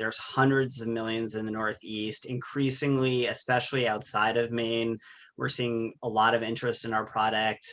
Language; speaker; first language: English; native; English